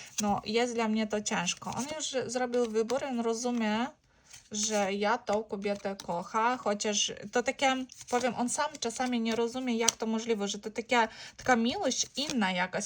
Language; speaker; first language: Polish; non-native, learner; Ukrainian